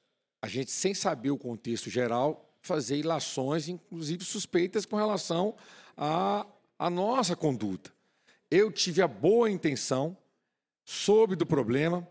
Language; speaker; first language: Portuguese; native; Portuguese